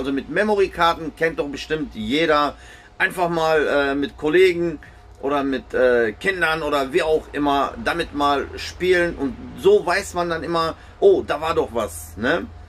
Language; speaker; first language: German; native; German